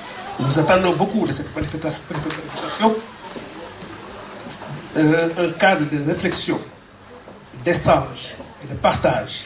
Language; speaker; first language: French; non-native, local second language; Wolof